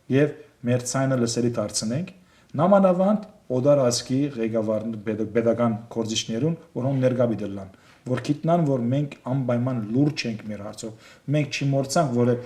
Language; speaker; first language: Armenian; native; Armenian